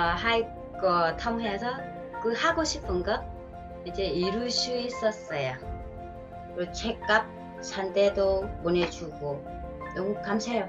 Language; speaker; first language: Korean; non-native, learner; Vietnamese